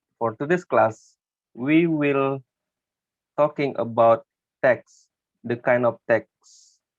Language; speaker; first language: English; non-native, learner; Indonesian